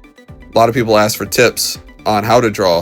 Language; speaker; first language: English; native; English